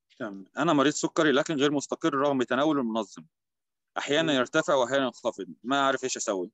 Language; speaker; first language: Arabic; native; Arabic